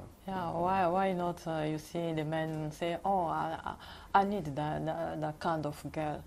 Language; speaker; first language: English; non-native, learner; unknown